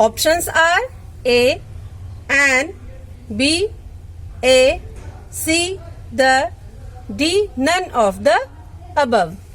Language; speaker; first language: English; non-native, local second language; Hindi